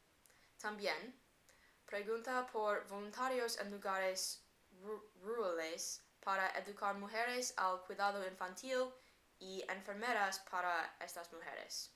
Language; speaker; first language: Spanish; non-native, learner; English